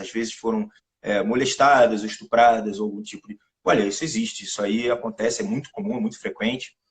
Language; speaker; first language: Portuguese; native; Portuguese